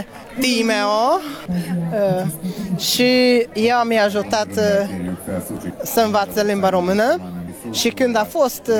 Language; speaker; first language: Romanian; non-native, learner; Hungarian